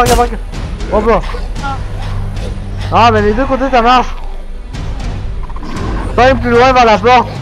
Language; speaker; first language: French; native; French